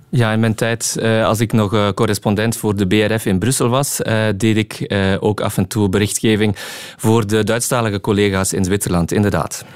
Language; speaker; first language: Dutch; non-native, local second language; German